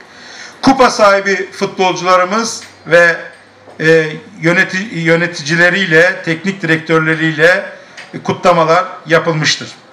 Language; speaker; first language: Turkish; native; Turkish